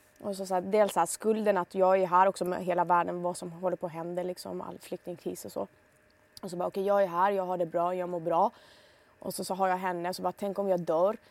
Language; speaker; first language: Swedish; early bilingual, other home language; Persian